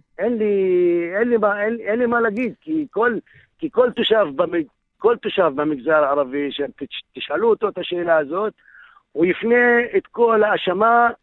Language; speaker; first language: Hebrew; non-native, local second language; Arabic